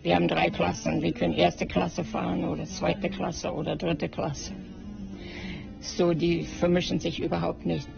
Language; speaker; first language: German; native; German